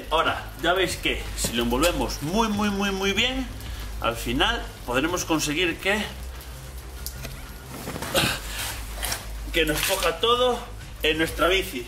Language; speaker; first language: Spanish; native; Spanish